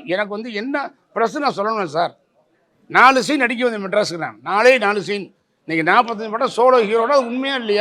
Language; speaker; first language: Tamil; native; Tamil